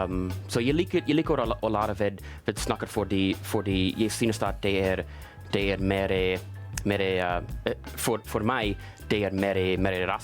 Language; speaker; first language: Norwegian; non-native, learner; English